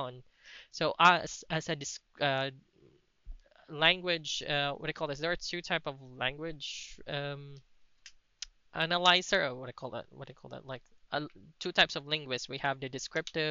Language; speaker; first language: English; non-native, local second language; Cebuano